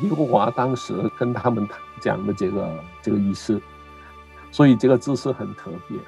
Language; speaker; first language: Chinese; non-native, local second language; Cantonese